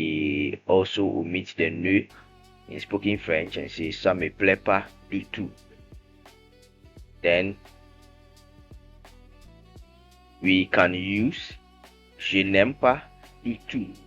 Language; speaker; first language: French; non-native, fluent; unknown